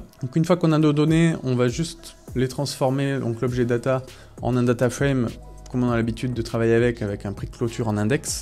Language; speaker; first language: French; native; French